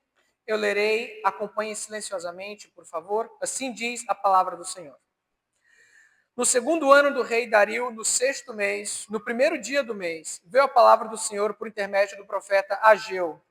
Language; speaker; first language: Portuguese; native; Portuguese